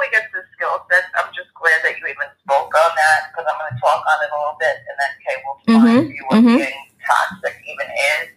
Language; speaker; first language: English; native; English